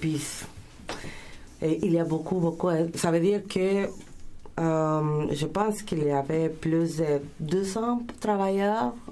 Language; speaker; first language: French; non-native, fluent; Spanish